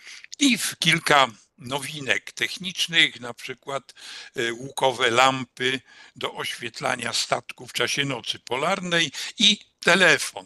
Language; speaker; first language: Polish; native; Polish